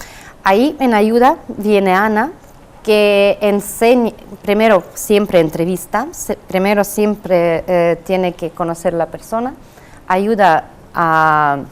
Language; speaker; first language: Spanish; non-native, fluent; Russian